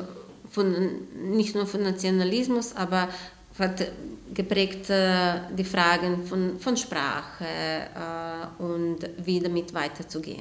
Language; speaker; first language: German; non-native, fluent; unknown